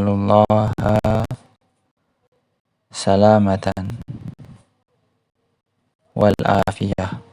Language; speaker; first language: Arabic; non-native, fluent; Indonesian